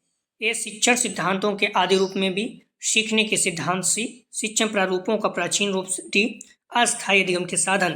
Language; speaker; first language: Hindi; native; Hindi